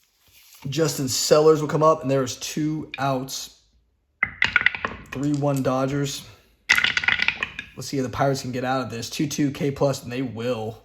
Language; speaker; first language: English; native; English